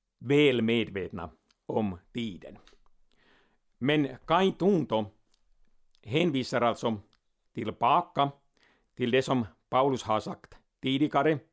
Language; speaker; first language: Swedish; non-native, local second language; Finnish